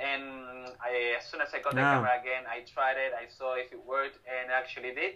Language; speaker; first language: English; non-native, fluent; Spanish